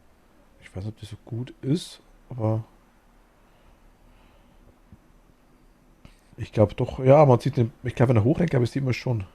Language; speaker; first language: German; native; German